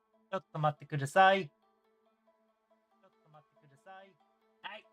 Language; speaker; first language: Japanese; non-native, learner; English